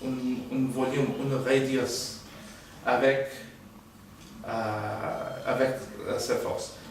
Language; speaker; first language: French; non-native, learner; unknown